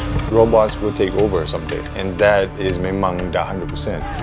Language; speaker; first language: English; non-native, local second language; Malay